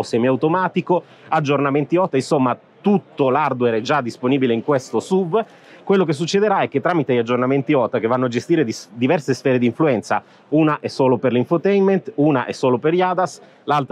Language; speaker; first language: Italian; native; Italian